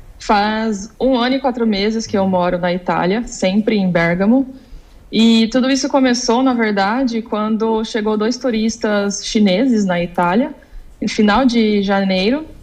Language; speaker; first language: Portuguese; native; Portuguese